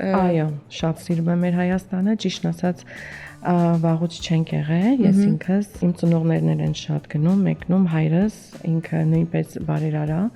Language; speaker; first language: Armenian; early bilingual, heritage; Armenian